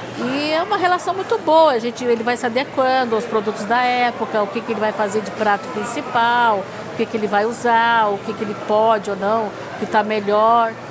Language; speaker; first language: Portuguese; native; Portuguese